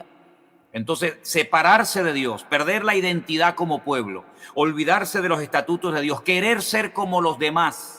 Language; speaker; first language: Spanish; native; Spanish